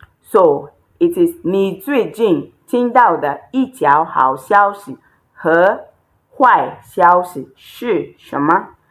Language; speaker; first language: Chinese; non-native, fluent; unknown